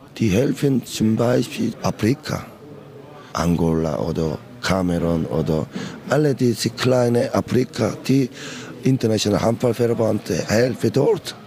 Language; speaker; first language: German; non-native, learner; Korean